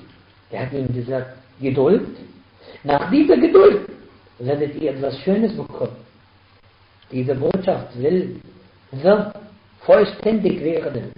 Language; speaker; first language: German; non-native, fluent; Arabic